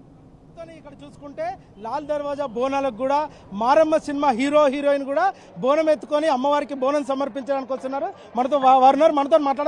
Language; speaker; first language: Telugu; native; Telugu